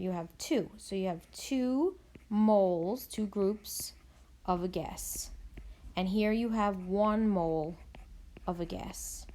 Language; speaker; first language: English; native; English